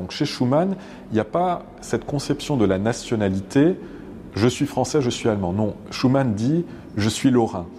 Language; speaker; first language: French; native; French